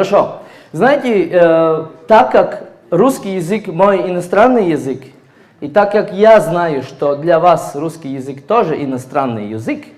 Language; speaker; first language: Russian; non-native, fluent; Latvian